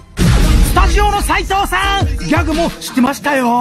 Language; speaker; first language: Japanese; native; Japanese